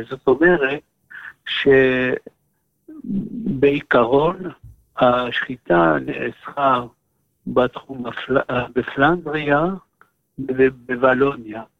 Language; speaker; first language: Hebrew; non-native, fluent; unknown